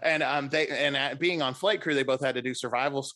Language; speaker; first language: English; native; English